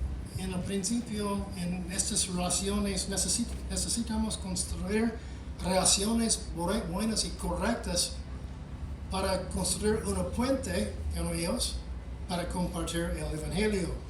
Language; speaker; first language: Spanish; non-native, fluent; English